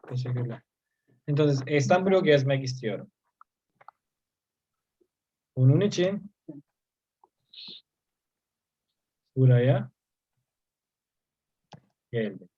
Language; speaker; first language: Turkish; non-native, learner; Spanish